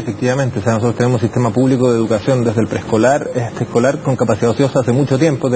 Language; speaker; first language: Spanish; native; Spanish